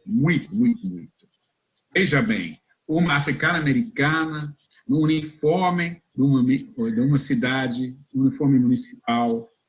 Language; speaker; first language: Portuguese; non-native, fluent; English